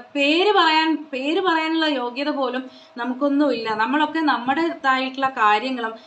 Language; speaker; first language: Malayalam; non-native, local second language; Konkani